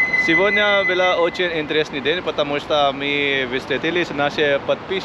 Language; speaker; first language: Russian; non-native, learner; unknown